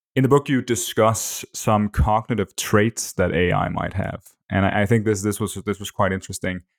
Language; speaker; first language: English; non-native, fluent; Danish